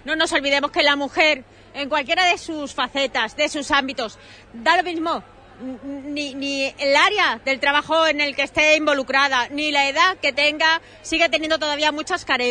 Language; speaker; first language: Spanish; native; Spanish